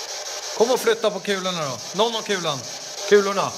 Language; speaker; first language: Swedish; native; Swedish